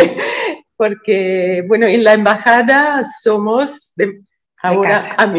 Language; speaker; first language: Spanish; non-native, fluent; Italian